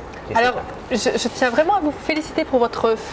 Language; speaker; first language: French; native; French